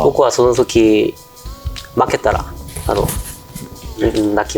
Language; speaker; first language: Japanese; non-native, fluent; Korean